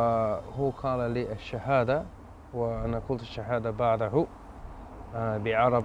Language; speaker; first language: Arabic; non-native, learner; Dutch